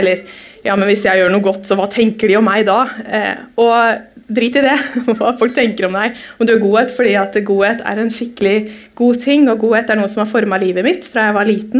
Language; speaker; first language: Norwegian; native; Norwegian